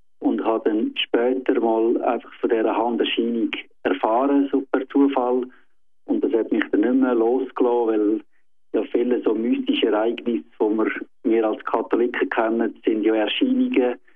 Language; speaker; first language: German; native; German